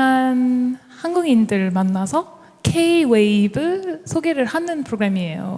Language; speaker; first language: Korean; non-native, learner; French